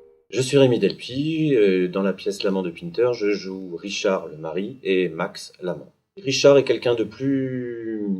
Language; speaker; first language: French; native; French